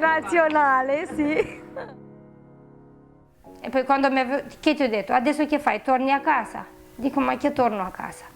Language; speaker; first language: Italian; non-native, fluent; Romanian